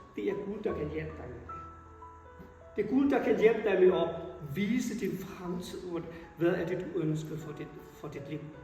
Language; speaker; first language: Danish; non-native, fluent; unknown